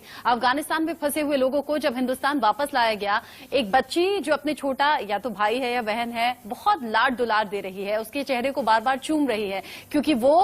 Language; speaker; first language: Hindi; native; Hindi